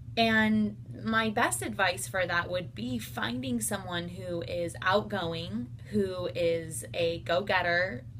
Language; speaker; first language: English; native; English